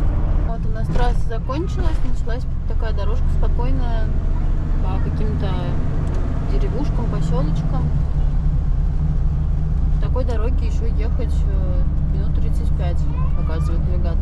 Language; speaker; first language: Russian; native; Russian